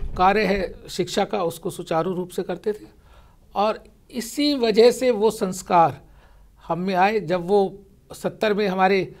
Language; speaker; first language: Hindi; native; Hindi